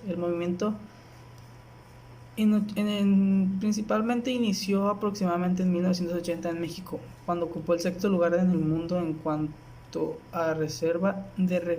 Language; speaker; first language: Spanish; native; Spanish